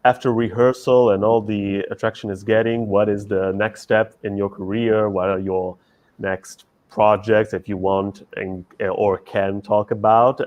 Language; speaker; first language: English; non-native, fluent; Italian